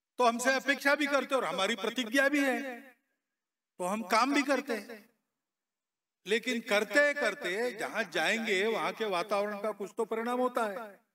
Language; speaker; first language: Hindi; non-native, local second language; Marathi